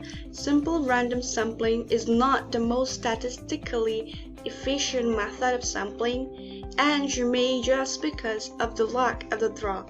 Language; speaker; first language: English; non-native, learner; Indonesian